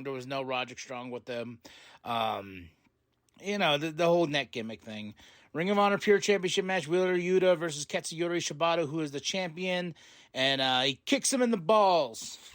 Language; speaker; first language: English; native; English